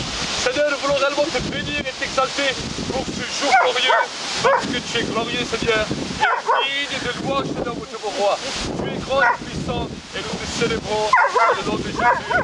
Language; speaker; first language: French; native; French